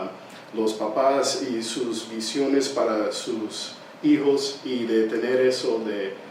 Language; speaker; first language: Spanish; early bilingual, heritage; English